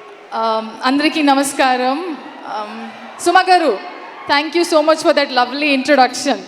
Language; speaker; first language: Telugu; non-native, learner; Kannada